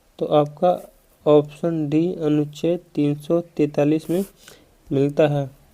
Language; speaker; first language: Hindi; native; Hindi